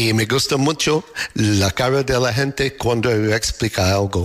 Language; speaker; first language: Spanish; non-native, learner; English